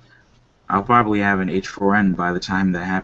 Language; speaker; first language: English; native; English